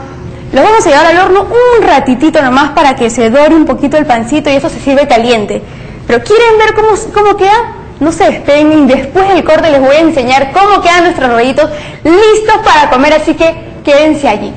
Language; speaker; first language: Spanish; native; Spanish